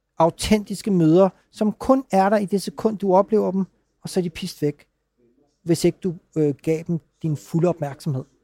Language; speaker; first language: Danish; early bilingual, other home language; Urdu